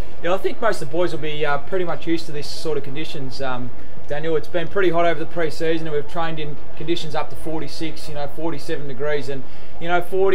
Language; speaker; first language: English; native; English